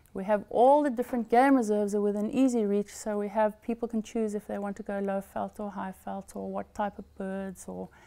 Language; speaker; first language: English; native; English